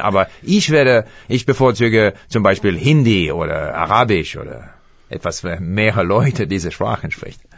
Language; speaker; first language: German; non-native, fluent; English